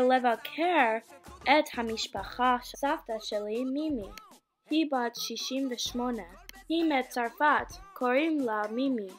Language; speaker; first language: Hebrew; non-native, learner; English